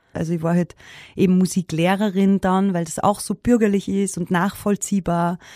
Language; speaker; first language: German; native; German